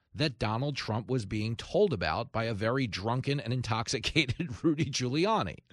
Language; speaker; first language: English; native; English